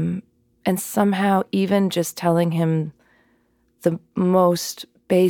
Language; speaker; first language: English; native; English